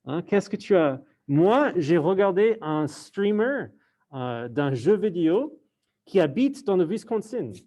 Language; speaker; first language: French; non-native, fluent; English